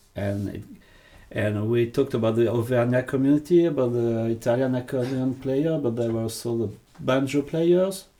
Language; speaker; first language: English; non-native, fluent; French